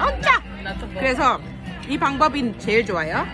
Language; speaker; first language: Korean; early bilingual, heritage; Korean